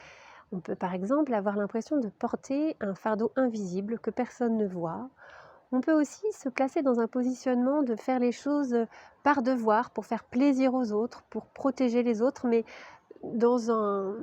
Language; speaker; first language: French; native; French